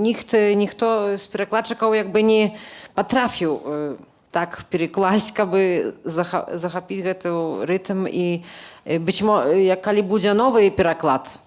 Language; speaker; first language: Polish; non-native, learner; Belarusian